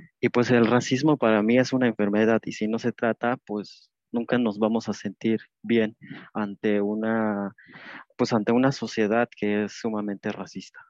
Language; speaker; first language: Spanish; non-native, local second language; Tzeltal